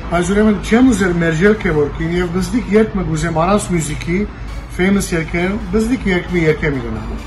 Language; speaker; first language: Armenian; early bilingual, heritage; Armenian